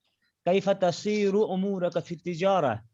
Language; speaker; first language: Arabic; non-native, learner; Urdu